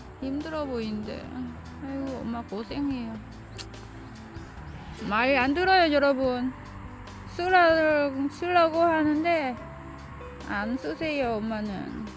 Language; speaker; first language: Korean; non-native, learner; Vietnamese